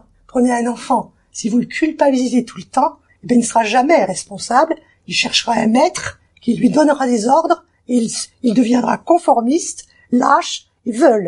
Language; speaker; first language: French; native; French